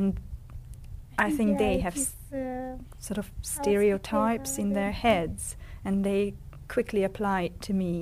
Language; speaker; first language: English; non-native, fluent; Hungarian